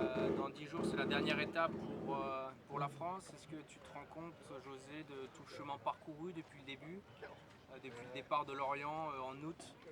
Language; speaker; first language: French; native; French